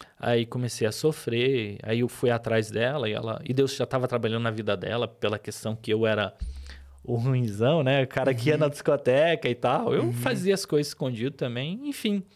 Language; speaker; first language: Portuguese; early bilingual, other home language; Arabic